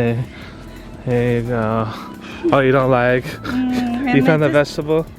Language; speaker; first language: English; native; English